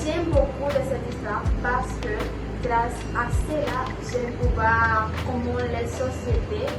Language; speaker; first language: French; non-native, learner; Spanish